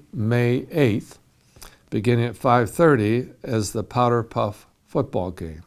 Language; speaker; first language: English; native; English